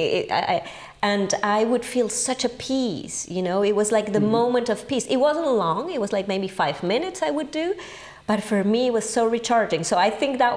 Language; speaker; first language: English; non-native, fluent; Spanish